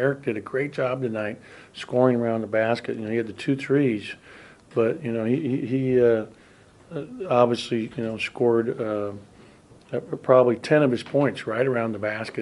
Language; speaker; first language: English; native; English